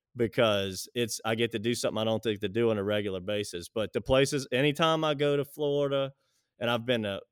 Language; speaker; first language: English; native; English